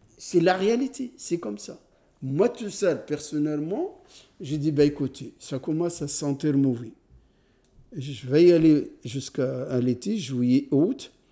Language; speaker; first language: French; non-native, fluent; Arabic